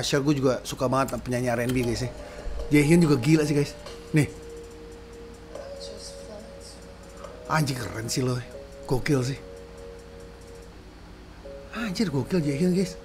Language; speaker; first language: Indonesian; native; Indonesian